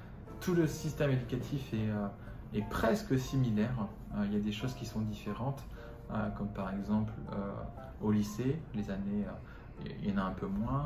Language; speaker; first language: French; non-native, fluent; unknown